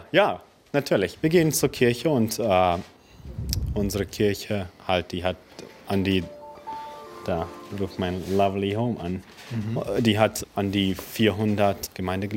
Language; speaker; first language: German; early bilingual, other home language; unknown